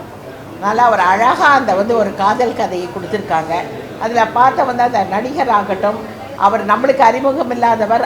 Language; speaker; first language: Tamil; native; Tamil